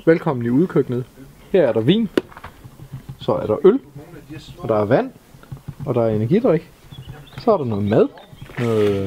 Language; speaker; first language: Danish; native; Danish